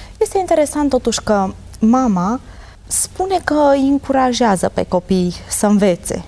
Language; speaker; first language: Romanian; native; Romanian